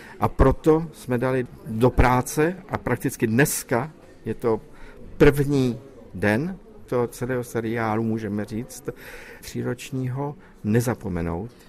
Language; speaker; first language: Czech; native; Czech